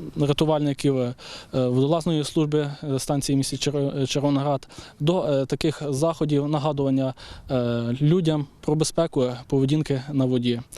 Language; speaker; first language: Ukrainian; native; Ukrainian